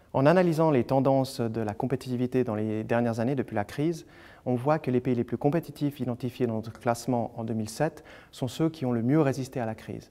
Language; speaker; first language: French; native; French